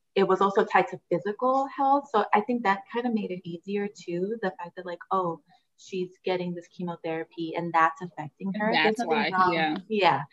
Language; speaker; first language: English; early bilingual, other home language; Spanish